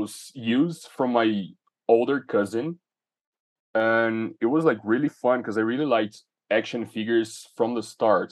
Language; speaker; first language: English; non-native, fluent; Portuguese